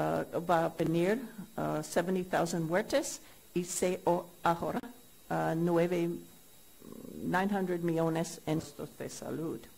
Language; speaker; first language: Spanish; non-native, fluent; English